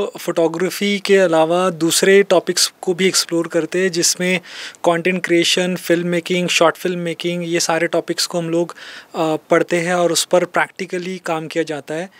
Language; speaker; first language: Hindi; native; Hindi